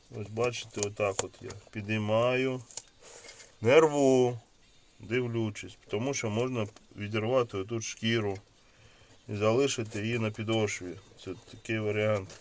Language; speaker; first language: Ukrainian; non-native, local second language; Russian